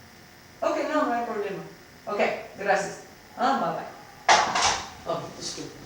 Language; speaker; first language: Spanish; early bilingual, heritage; Spanish